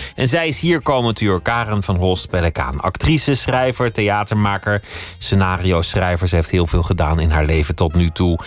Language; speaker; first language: Dutch; native; Dutch